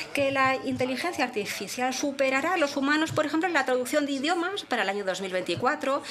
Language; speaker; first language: Spanish; non-native, fluent; English